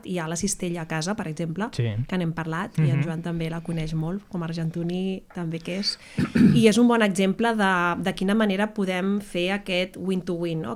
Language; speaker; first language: Catalan; native; Catalan